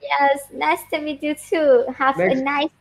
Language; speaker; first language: English; non-native, learner; Vietnamese